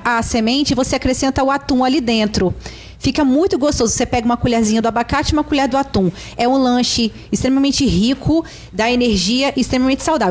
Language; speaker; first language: Portuguese; native; Portuguese